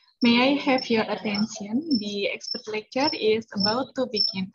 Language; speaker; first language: English; non-native, fluent; Indonesian